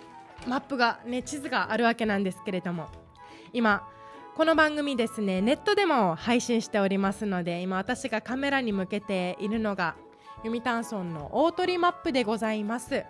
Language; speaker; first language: Japanese; native; Japanese